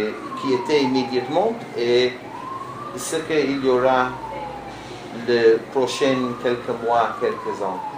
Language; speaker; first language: French; non-native, learner; Hebrew